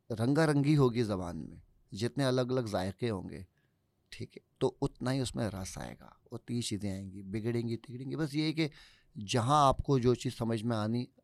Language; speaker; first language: Urdu; native; Urdu